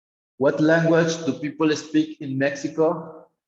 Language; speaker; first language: English; non-native, fluent; Spanish